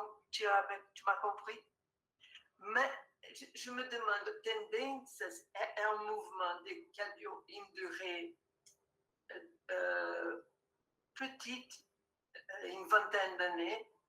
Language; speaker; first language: French; non-native, fluent; Portuguese